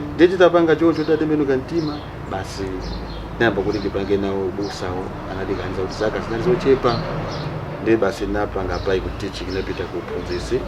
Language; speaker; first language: Nyanja; non-native, local second language; Tumbuka